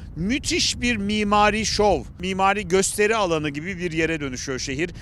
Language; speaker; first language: Turkish; native; Turkish